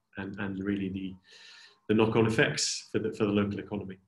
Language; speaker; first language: English; native; English